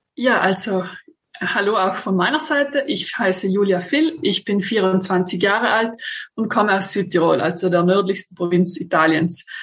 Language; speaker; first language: German; native; German